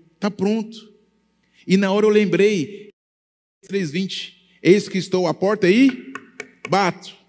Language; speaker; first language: Portuguese; native; Portuguese